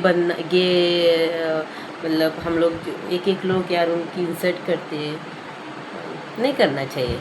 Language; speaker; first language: Hindi; non-native, local second language; Konkani